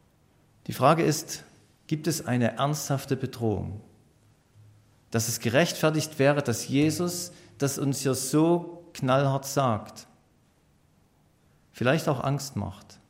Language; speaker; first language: German; native; German